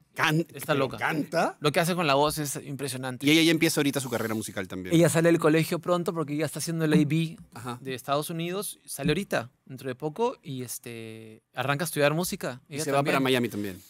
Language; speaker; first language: Spanish; native; Spanish